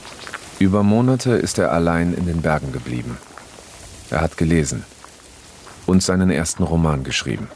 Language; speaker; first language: German; native; German